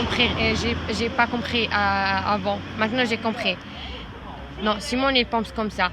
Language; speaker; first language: French; non-native, learner; Italian